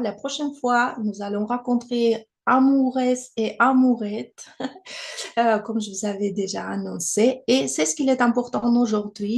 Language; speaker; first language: French; non-native, fluent; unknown